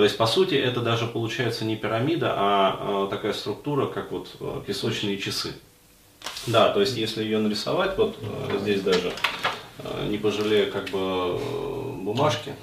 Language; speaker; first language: Russian; native; Russian